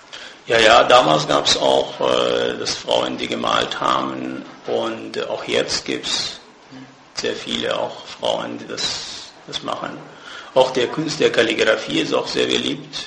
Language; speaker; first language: German; non-native, fluent; Persian